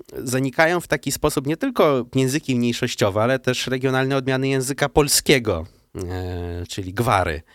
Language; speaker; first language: Polish; early bilingual, heritage; Russian